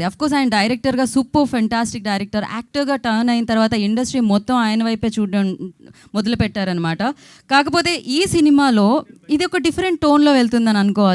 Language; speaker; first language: Telugu; native; Telugu